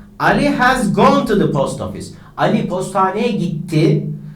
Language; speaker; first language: English; non-native, fluent; Turkish